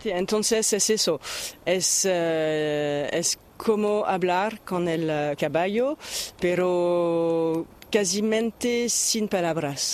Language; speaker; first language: Spanish; non-native, learner; French